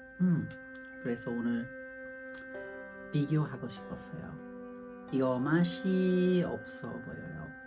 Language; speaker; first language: Korean; non-native, learner; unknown